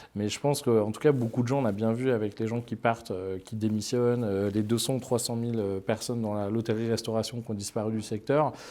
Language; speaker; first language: French; native; French